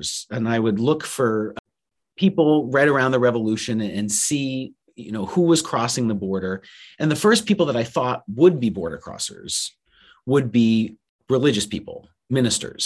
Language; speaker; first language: English; native; English